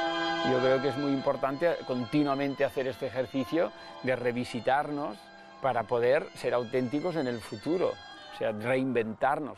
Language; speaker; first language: Spanish; non-native, local second language; Catalan